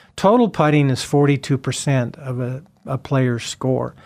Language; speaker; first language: English; native; English